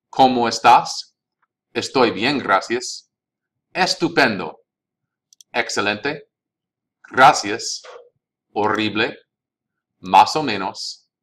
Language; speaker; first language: Spanish; non-native, fluent; English